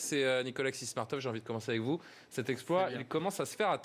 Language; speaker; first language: French; native; French